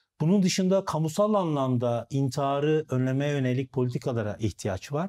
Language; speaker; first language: Turkish; native; Turkish